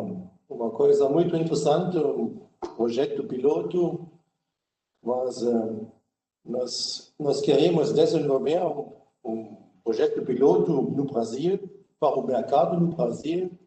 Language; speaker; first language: Portuguese; non-native, learner; German